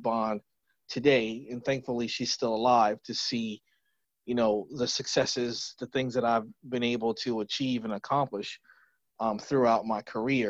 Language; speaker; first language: English; native; English